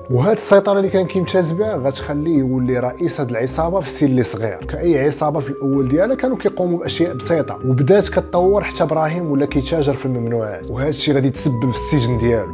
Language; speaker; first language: Arabic; native; Arabic